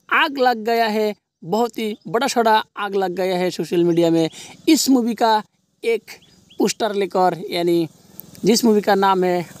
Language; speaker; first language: Hindi; native; Hindi